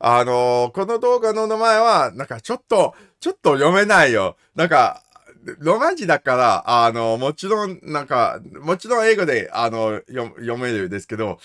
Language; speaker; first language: Japanese; non-native, learner; English